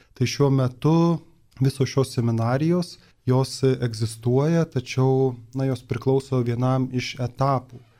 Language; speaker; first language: Lithuanian; native; Lithuanian